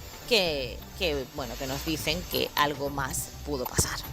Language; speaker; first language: Spanish; native; Spanish